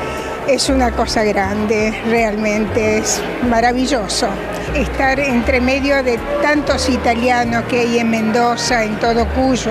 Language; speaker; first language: Spanish; non-native, fluent; Italian